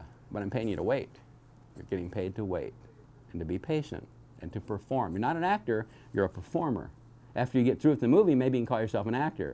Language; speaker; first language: English; native; English